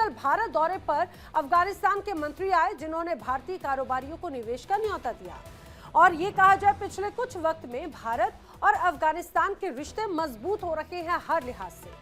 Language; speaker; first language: Hindi; native; Hindi